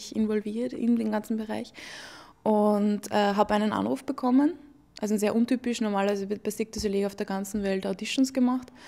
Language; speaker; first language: German; native; German